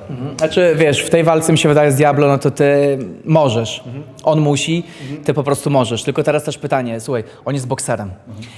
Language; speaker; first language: Polish; native; Polish